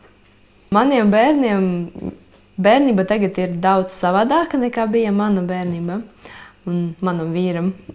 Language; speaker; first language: Latvian; non-native, local second language; Russian